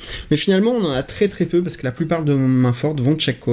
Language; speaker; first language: French; native; French